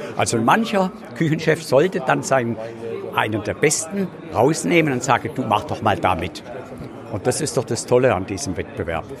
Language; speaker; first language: German; native; German